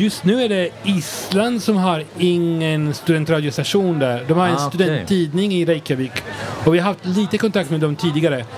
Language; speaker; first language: Swedish; non-native, fluent; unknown